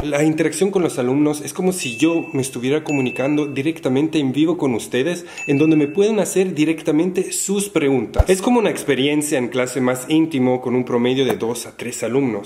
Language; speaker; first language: Spanish; non-native, fluent; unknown